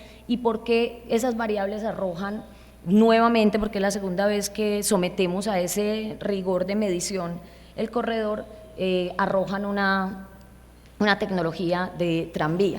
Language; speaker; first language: Spanish; native; Spanish